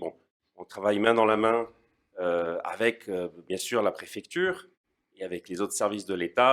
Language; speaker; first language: French; native; French